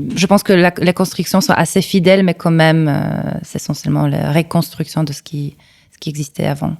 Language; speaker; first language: French; non-native, fluent; Polish